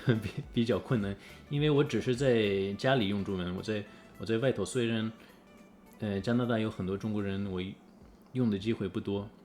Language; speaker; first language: Chinese; early bilingual, heritage; English